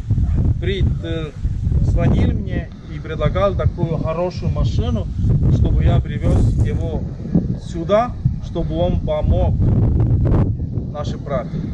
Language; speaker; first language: Russian; non-native, learner; Estonian